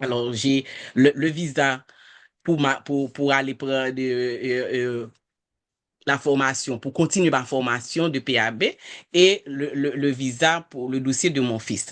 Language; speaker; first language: French; non-native, local second language; Haitian Creole